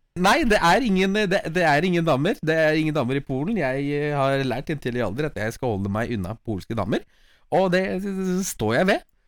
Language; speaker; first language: Norwegian; early bilingual, other home language; Polish